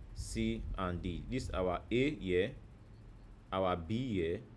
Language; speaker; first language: English; non-native, local second language; Yoruba